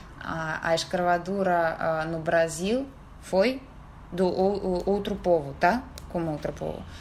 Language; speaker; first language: Portuguese; non-native, fluent; Russian